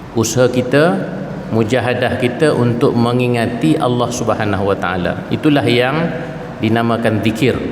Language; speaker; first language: Malay; native; Malay